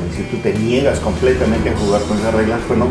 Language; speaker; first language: Spanish; native; Spanish